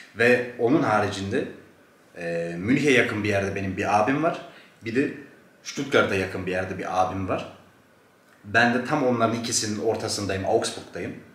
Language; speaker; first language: Turkish; native; Turkish